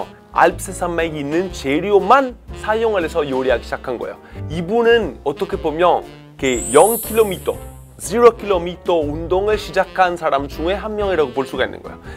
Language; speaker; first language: Korean; non-native, fluent; Italian